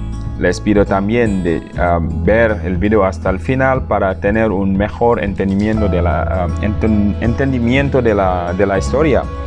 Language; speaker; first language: Spanish; non-native, fluent; Wolof